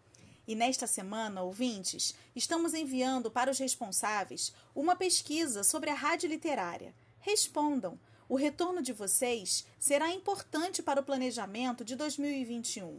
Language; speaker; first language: Portuguese; native; Portuguese